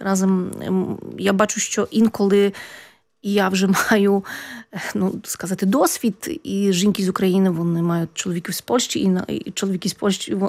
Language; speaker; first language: Ukrainian; non-native, fluent; Polish